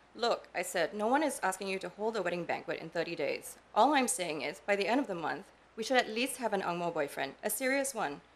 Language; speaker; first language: English; native; English